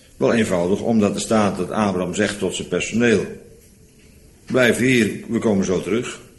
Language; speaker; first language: Dutch; native; Dutch